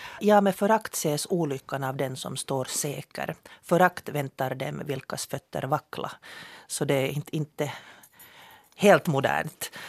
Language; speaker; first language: Swedish; native; Swedish